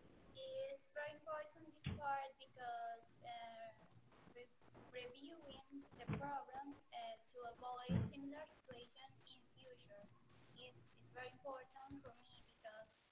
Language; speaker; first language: English; non-native, learner; Spanish